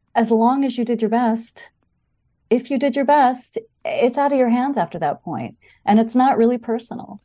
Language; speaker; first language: English; native; English